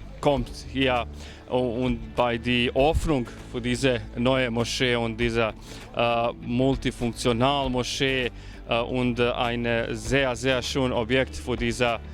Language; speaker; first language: German; non-native, learner; Bosnian